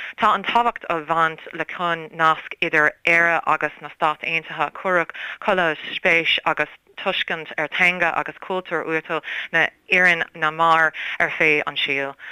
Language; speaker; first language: Irish; non-native, learner; English